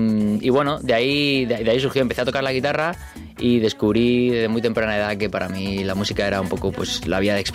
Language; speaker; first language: Spanish; native; Spanish